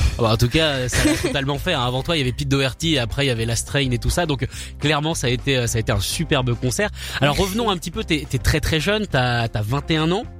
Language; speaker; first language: French; native; French